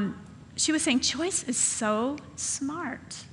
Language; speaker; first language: English; native; English